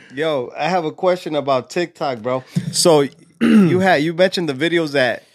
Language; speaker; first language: English; native; English